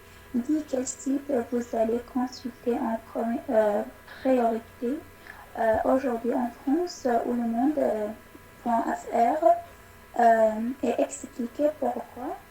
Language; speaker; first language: French; non-native, learner; Arabic